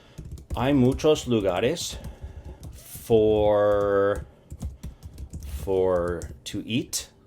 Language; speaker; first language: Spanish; non-native, fluent; English